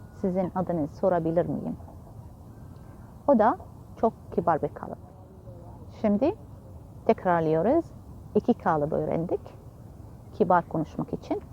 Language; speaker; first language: Turkish; non-native, fluent; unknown